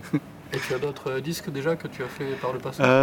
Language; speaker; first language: French; non-native, learner; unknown